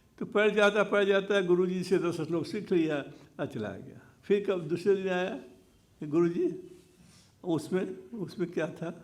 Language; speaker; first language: Hindi; native; Hindi